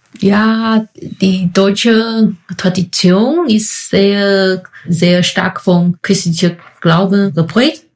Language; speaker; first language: German; non-native, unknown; Chinese